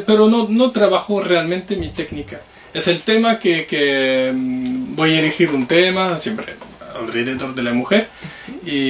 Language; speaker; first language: Spanish; non-native, fluent; French